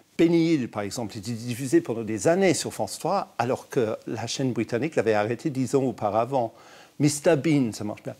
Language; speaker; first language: French; non-native, fluent; English